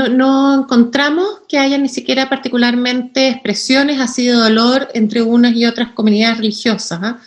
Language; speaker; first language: Spanish; native; Spanish